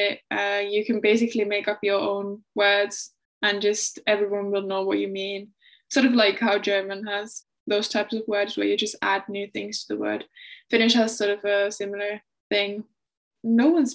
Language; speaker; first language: English; non-native, fluent; Finnish